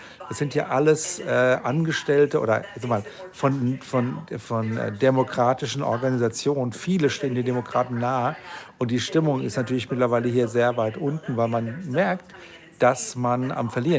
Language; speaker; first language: German; native; German